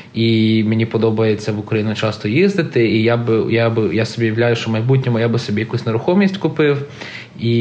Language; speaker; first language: Ukrainian; early bilingual, heritage; Ukrainian